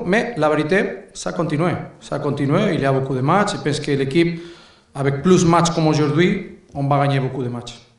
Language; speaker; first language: French; non-native, learner; Spanish